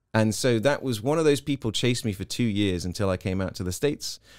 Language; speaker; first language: English; native; English